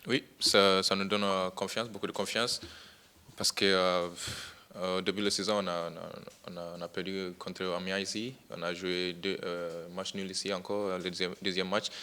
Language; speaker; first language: French; non-native, fluent; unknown